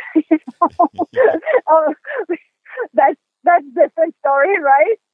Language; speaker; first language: English; non-native, fluent; Polish